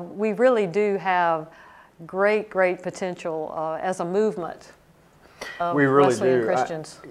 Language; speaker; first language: English; native; English